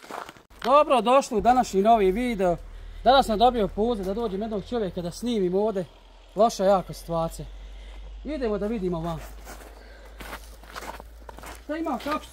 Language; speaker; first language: Bosnian; native; Bosnian